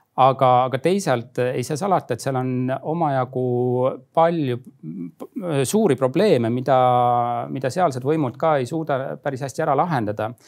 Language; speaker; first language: Estonian; native; Estonian